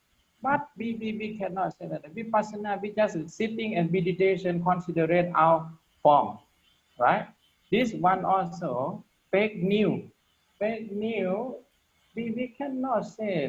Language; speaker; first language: English; non-native, learner; Lao